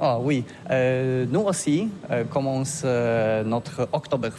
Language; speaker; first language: French; non-native, learner; Polish